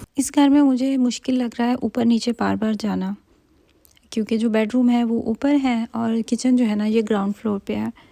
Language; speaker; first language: Urdu; native; Urdu